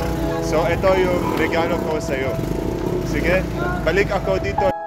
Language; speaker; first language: Filipino; non-native, learner; Arabic